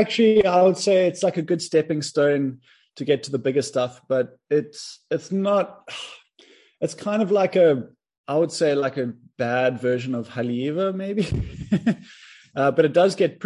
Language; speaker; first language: English; native; English